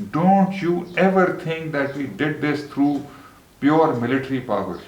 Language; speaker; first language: English; non-native, local second language; Urdu